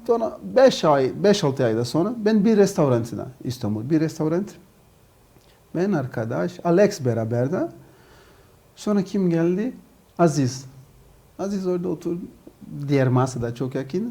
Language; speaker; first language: Turkish; non-native, learner; Portuguese